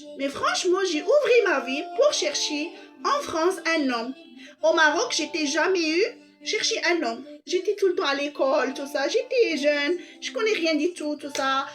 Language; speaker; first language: French; non-native, local second language; Arabic